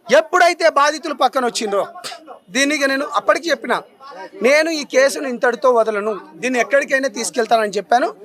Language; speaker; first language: Telugu; non-native, local second language; Lambadi